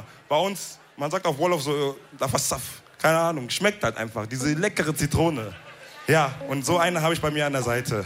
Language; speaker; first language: German; early bilingual, other home language; Wolof